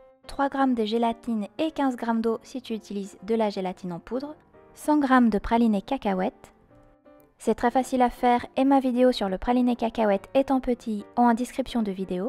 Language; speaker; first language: French; native; French